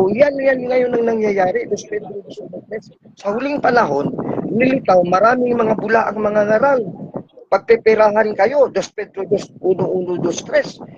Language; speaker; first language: Filipino; non-native, local second language; Cebuano